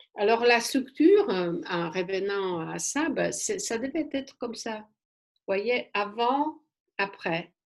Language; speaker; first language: French; non-native, fluent; Polish